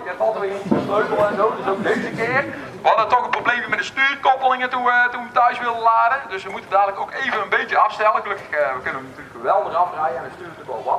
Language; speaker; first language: Dutch; native; Dutch